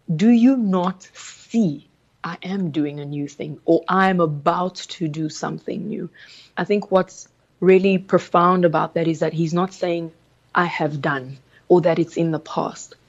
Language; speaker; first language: English; early bilingual, other home language; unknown